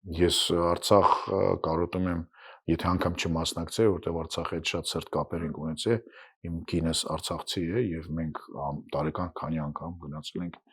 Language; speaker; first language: Armenian; non-native, fluent; Russian